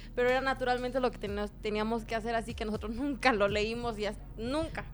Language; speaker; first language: Spanish; native; Spanish